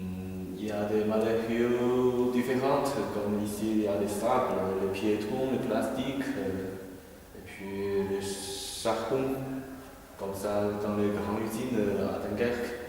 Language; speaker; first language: French; non-native, learner; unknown